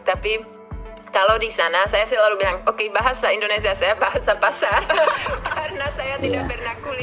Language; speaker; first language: Indonesian; non-native, fluent; Czech